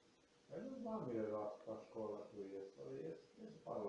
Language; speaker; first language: Polish; non-native, learner; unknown